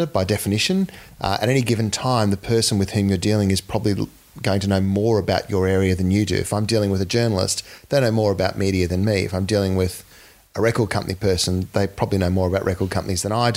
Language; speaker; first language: English; native; English